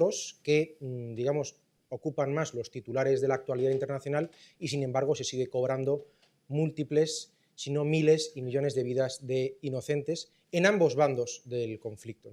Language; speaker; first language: Spanish; native; Spanish